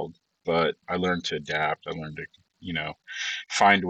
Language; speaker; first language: English; early bilingual, other home language; Spanish